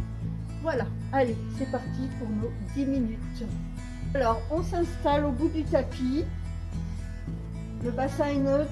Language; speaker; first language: French; native; French